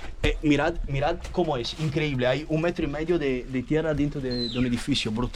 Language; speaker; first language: Spanish; non-native, fluent; Italian